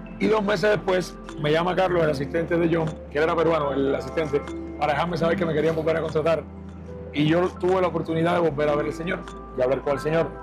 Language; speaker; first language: Spanish; native; Spanish